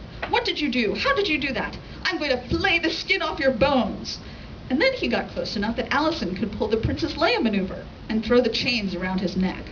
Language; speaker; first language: English; native; English